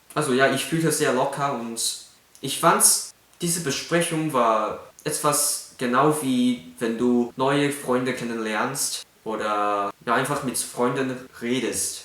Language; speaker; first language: German; non-native, fluent; Cantonese